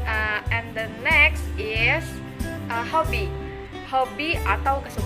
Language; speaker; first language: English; non-native, learner; Indonesian